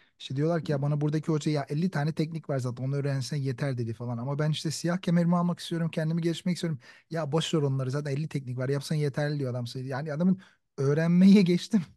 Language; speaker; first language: Turkish; native; Turkish